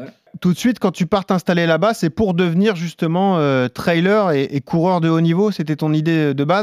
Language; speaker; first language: French; native; French